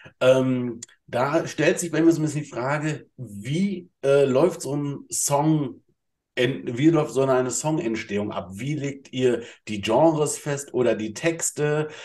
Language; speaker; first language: German; native; German